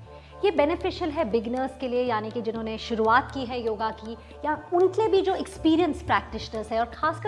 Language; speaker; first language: Hindi; native; Hindi